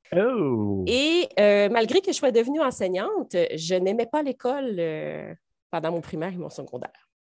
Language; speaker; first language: French; native; French